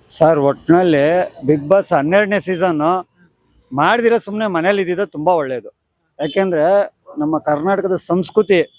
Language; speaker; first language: Kannada; native; Kannada